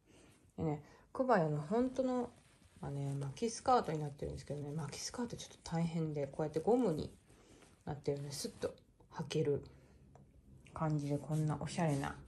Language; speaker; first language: Japanese; native; Japanese